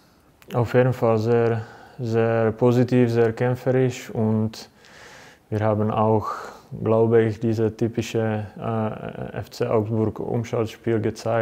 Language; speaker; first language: German; non-native, fluent; Czech